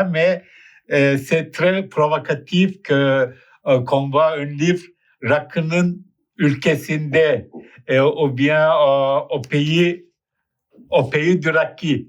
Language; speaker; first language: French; non-native, fluent; Turkish